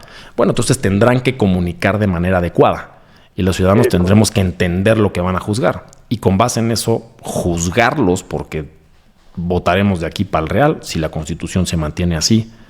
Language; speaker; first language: Spanish; native; Spanish